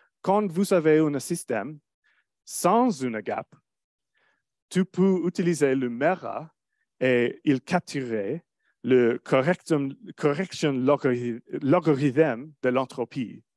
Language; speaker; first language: French; non-native, learner; English